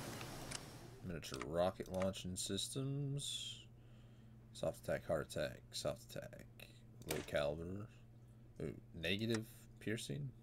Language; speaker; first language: English; native; English